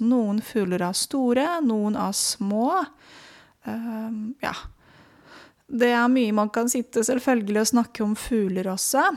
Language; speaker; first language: Norwegian; non-native, fluent; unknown